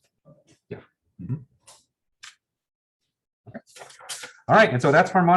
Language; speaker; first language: English; native; English